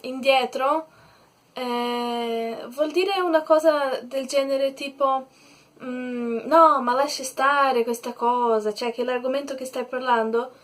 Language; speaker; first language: Italian; non-native, learner; Portuguese